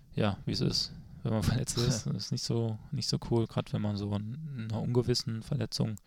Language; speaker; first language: German; native; German